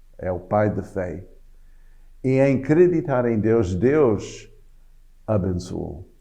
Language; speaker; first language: Portuguese; non-native, fluent; English